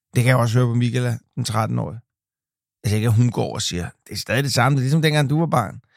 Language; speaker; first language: Danish; native; Danish